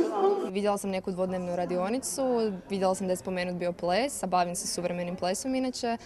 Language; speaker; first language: Croatian; native; Croatian